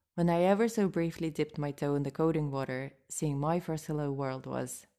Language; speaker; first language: English; non-native, fluent; Russian